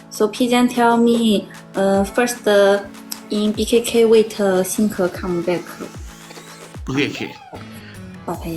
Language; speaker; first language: English; non-native, learner; Thai